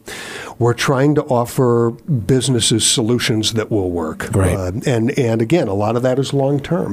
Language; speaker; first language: English; native; English